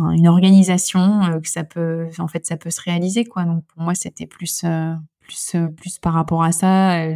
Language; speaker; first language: French; native; French